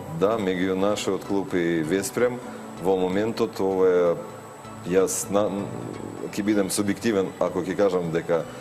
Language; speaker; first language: Macedonian; non-native, fluent; Russian